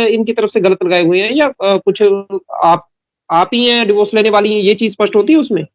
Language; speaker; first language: Hindi; non-native, local second language; Punjabi